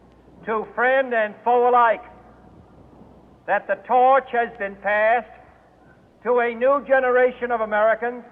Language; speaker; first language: English; native; English